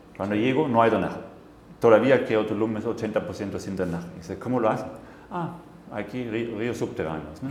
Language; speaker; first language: Spanish; non-native, fluent; German